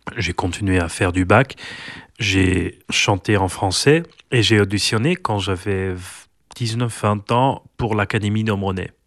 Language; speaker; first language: French; non-native, local second language; Dutch